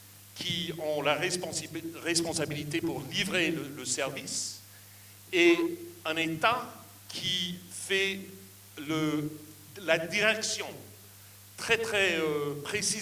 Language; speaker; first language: French; non-native, fluent; English